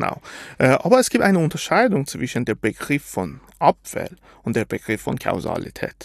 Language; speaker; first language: German; non-native, fluent; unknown